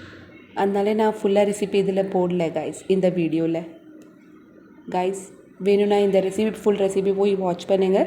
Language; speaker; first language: Tamil; non-native, local second language; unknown